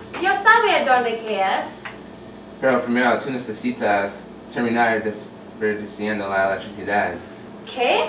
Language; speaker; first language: Spanish; non-native, learner; English